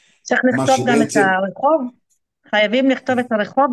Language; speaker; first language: Hebrew; native; Hebrew